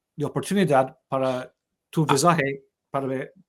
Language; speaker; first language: Spanish; non-native, learner; English